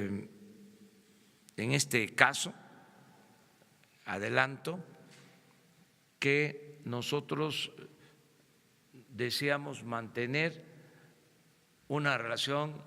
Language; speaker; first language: Spanish; native; Spanish